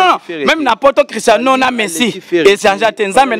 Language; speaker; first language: French; non-native, local second language; Lingala